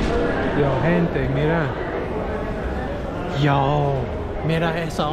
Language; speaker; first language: Spanish; non-native, learner; English